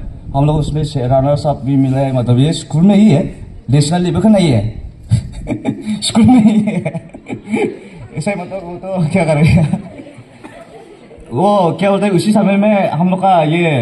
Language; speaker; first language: Hindi; non-native, local second language; Garo